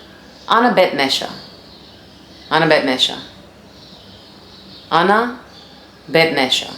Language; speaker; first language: Arabic; non-native, learner; English